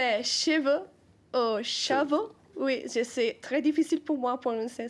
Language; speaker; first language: French; non-native, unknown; Italian